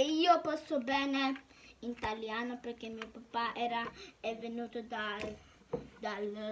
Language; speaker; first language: Italian; early bilingual, heritage; Italian